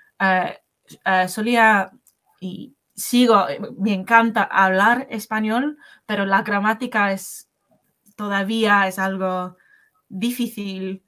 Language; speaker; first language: Spanish; non-native, learner; English